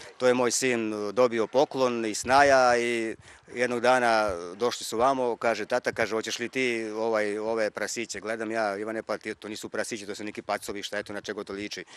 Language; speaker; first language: Croatian; non-native, local second language; Slovak